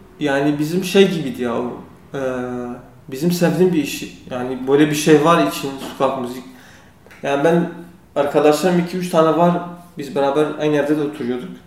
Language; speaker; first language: Turkish; non-native, learner; Kurdish